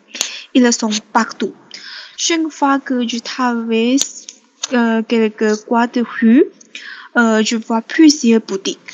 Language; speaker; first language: French; non-native, learner; Chinese